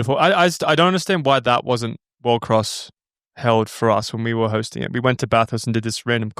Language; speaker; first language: English; native; English